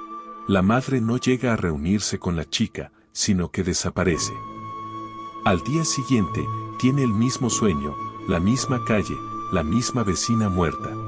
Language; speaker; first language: Spanish; native; Spanish